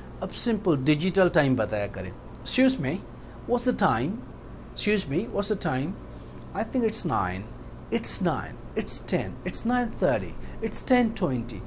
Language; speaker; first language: Urdu; native; Urdu